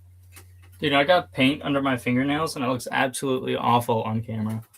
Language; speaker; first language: English; native; English